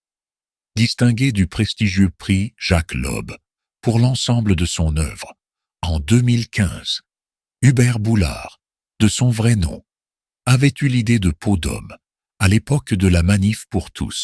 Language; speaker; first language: French; native; French